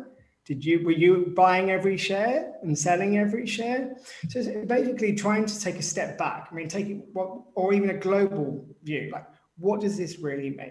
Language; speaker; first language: English; native; English